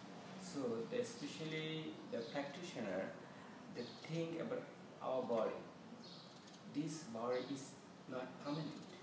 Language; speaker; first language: English; non-native, fluent; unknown